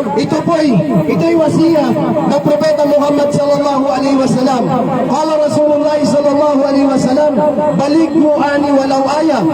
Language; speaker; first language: Filipino; native; Filipino